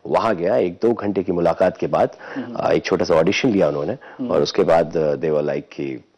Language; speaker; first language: Hindi; native; Hindi